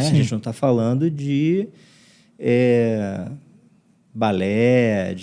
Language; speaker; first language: Portuguese; native; Portuguese